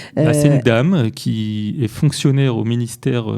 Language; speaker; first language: French; native; French